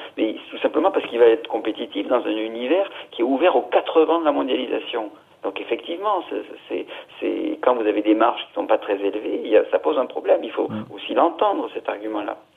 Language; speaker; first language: French; native; French